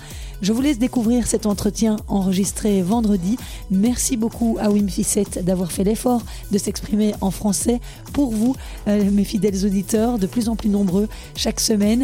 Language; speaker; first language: French; native; French